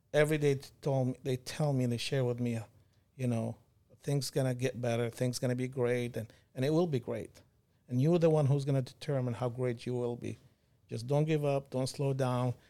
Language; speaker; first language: English; non-native, fluent; Arabic